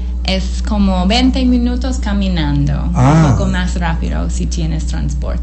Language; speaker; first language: Spanish; non-native, fluent; English